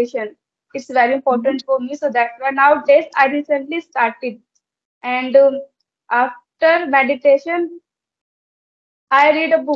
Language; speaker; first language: English; non-native, learner; Hindi